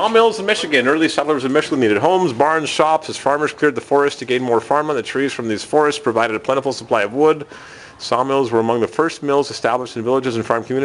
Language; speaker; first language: English; native; English